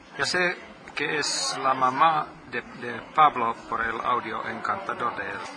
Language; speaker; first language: Spanish; non-native, fluent; Finnish